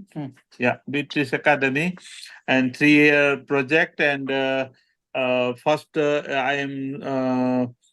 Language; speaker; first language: English; non-native, learner; Gujarati